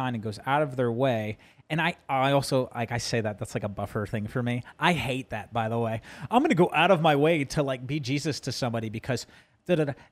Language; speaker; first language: English; native; English